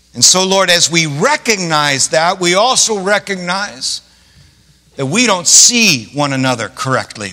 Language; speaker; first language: English; native; English